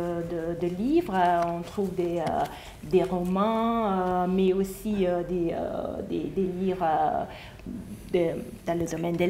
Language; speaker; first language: French; non-native, fluent; Italian